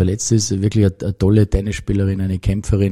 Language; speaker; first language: German; native; German